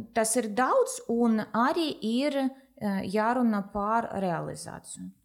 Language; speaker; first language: Latvian; non-native, local second language; Russian